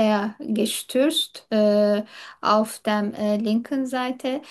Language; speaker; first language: German; non-native, learner; Turkish